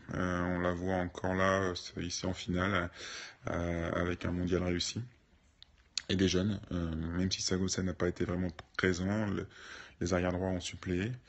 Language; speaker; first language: French; native; French